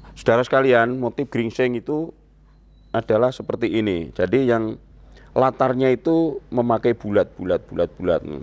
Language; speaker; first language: Indonesian; non-native, local second language; Javanese